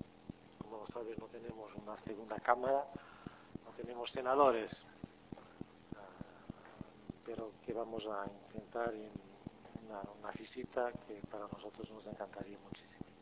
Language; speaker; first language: Spanish; non-native, fluent; Portuguese